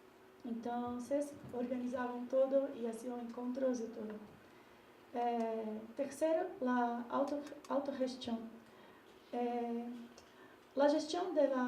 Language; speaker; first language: Spanish; non-native, learner; Portuguese